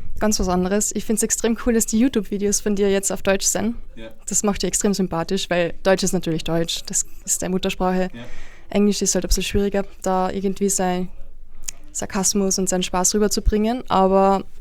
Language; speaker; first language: German; native; German